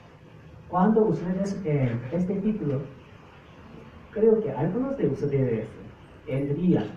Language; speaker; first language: Spanish; non-native, fluent; Korean